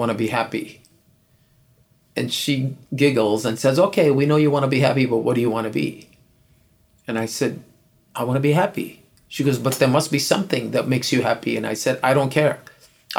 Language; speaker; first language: English; non-native, local second language; Urdu